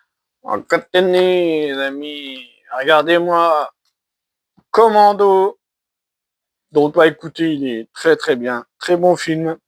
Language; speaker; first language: French; native; French